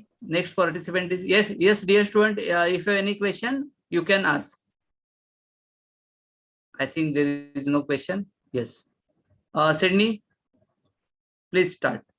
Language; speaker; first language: English; non-native, local second language; Marathi